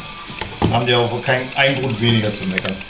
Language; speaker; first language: German; native; German